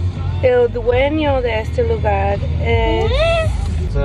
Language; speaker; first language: Spanish; non-native, learner; English